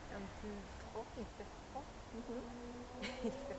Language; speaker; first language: French; non-native, learner; Spanish